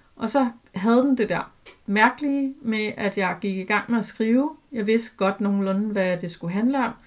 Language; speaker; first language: Danish; native; Danish